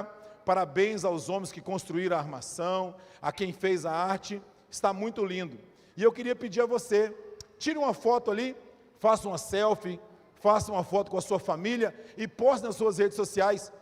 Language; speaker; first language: Portuguese; native; Portuguese